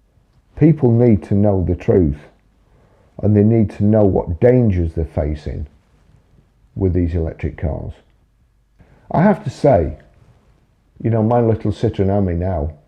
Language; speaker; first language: English; native; English